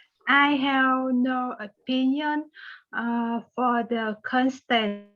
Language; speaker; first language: English; non-native, learner; Vietnamese